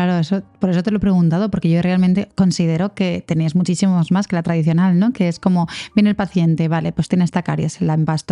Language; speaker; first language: Spanish; native; Spanish